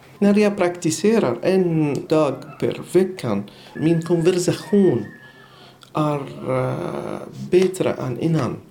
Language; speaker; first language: Swedish; non-native, learner; Arabic